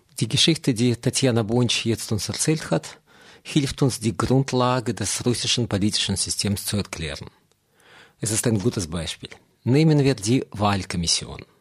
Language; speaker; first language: German; non-native, fluent; Russian